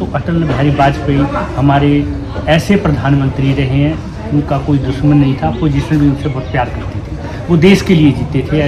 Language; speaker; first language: Hindi; native; Hindi